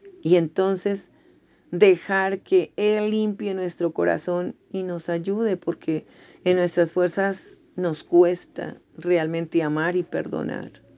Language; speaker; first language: Spanish; native; Spanish